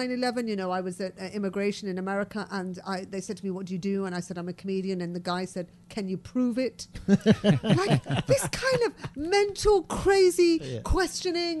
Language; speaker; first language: English; native; English